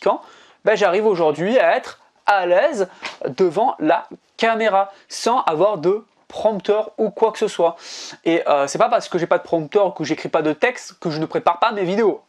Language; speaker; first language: French; native; French